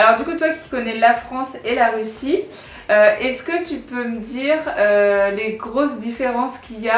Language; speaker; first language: French; native; French